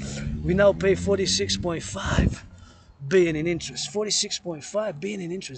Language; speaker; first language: English; non-native, local second language; French